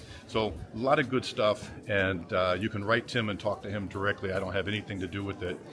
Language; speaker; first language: English; native; English